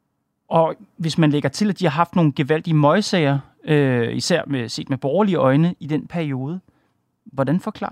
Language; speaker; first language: Danish; native; Danish